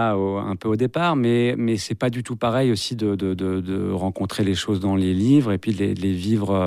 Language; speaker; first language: French; native; French